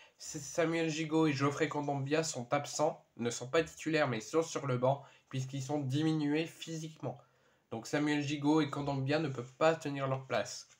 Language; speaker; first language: French; native; French